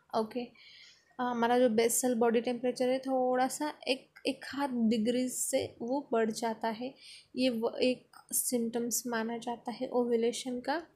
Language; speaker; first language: Hindi; non-native, local second language; Marathi